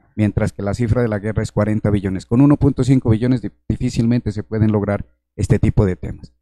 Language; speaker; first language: Spanish; native; Spanish